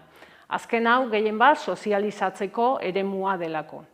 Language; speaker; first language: Basque; native; Basque